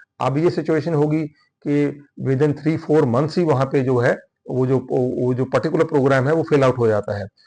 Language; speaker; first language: Hindi; non-native, local second language; Punjabi